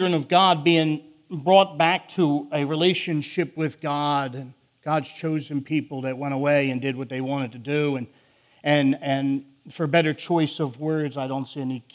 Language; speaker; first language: English; native; English